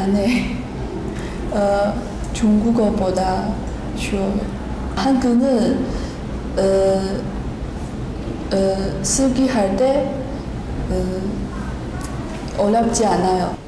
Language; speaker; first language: Korean; non-native, learner; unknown